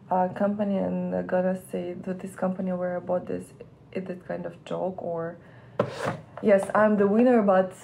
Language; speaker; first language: English; non-native, learner; Ukrainian